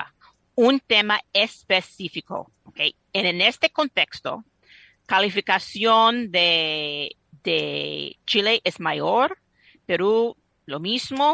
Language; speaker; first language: Spanish; non-native, fluent; English